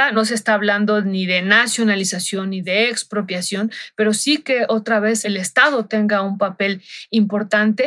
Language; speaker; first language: Spanish; native; Spanish